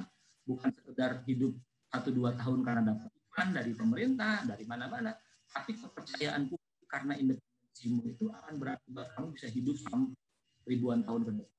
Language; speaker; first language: Indonesian; native; Indonesian